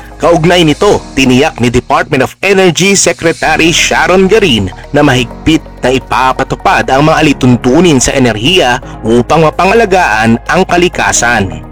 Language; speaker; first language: Filipino; native; Filipino